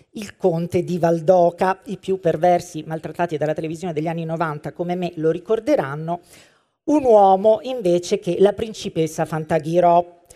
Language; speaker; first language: Italian; native; Italian